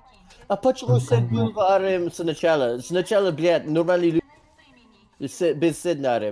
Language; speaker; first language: Russian; non-native, learner; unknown